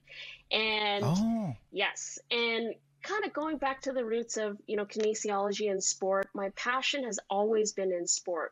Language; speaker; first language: English; native; English